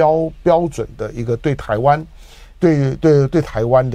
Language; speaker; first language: Chinese; native; Chinese